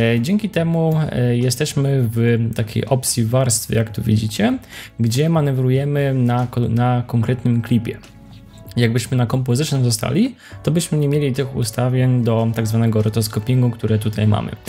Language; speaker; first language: Polish; native; Polish